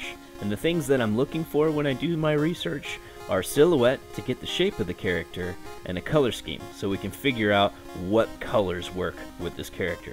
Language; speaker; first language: English; native; English